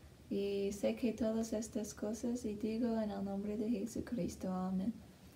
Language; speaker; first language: Spanish; non-native, learner; English